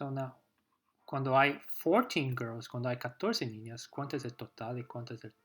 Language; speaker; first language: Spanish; non-native, fluent; English